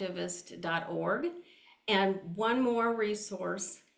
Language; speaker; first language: English; native; English